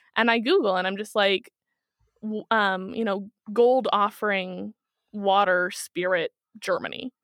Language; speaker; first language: English; native; English